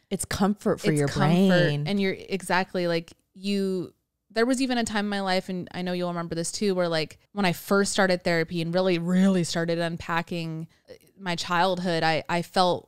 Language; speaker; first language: English; native; English